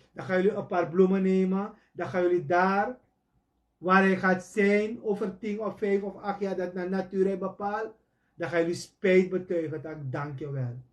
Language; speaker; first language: Dutch; native; Dutch